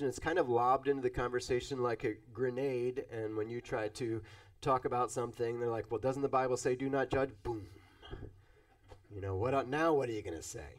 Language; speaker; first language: English; native; English